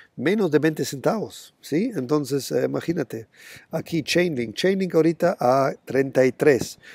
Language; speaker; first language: Spanish; non-native, fluent; German